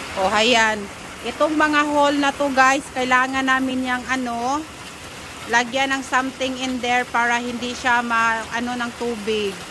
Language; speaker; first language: Filipino; non-native, local second language; Cebuano